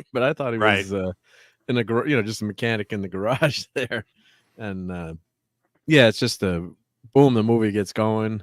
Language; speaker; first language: English; native; English